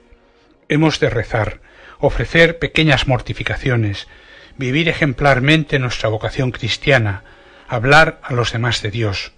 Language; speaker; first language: Spanish; native; Spanish